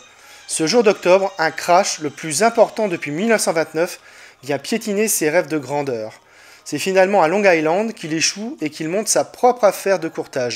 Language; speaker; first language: French; native; French